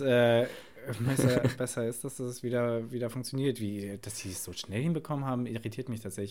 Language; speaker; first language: German; native; German